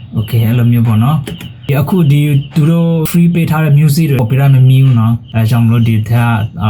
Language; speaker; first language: Burmese; non-native, local second language; Shan